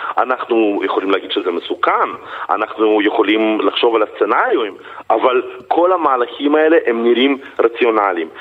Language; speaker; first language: Hebrew; non-native, fluent; Russian